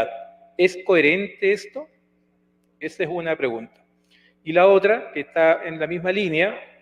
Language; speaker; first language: Spanish; native; Spanish